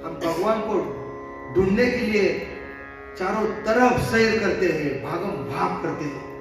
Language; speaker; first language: Hindi; non-native, local second language; Marathi